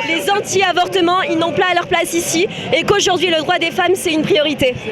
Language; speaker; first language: French; native; French